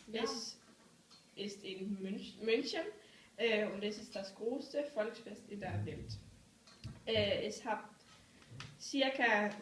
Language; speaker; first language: German; non-native, learner; Danish